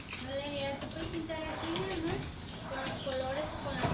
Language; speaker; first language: Spanish; native; Spanish